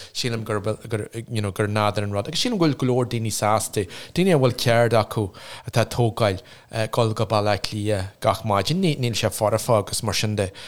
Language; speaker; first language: Irish; non-native, local second language; English